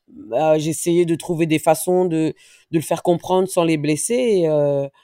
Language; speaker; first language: French; native; French